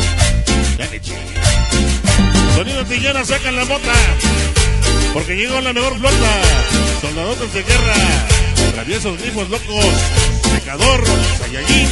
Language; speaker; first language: Spanish; native; Spanish